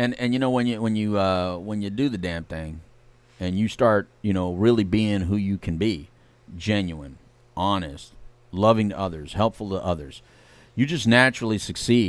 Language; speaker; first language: English; native; English